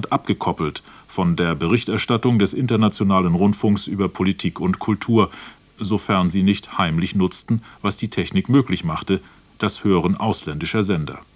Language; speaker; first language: German; native; German